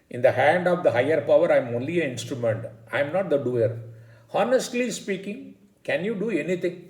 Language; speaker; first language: English; non-native, local second language; Tamil